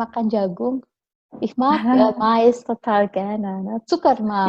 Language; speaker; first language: German; non-native, fluent; Indonesian